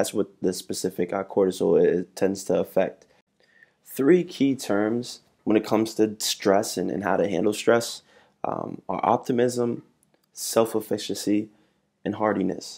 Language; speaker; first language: English; native; English